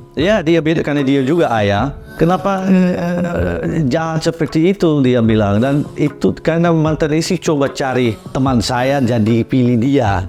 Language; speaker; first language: Indonesian; non-native, learner; Dutch